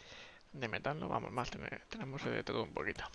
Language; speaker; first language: Spanish; native; Spanish